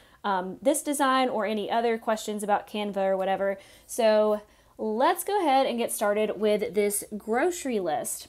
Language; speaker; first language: English; native; English